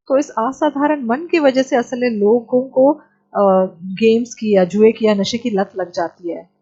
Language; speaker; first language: Hindi; native; Hindi